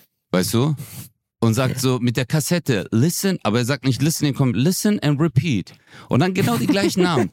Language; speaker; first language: German; native; German